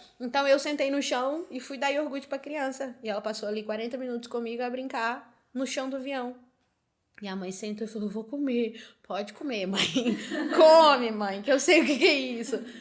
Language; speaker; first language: Portuguese; native; Portuguese